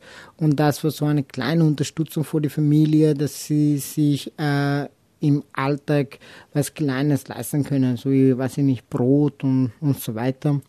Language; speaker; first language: German; non-native, local second language; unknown